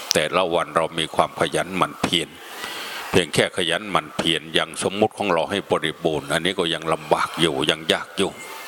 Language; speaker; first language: Thai; native; Thai